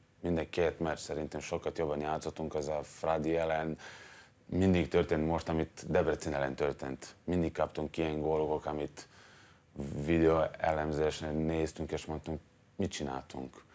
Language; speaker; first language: Hungarian; non-native, learner; Serbian